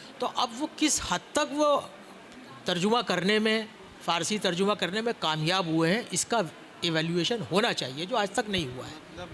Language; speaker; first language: Urdu; native; Urdu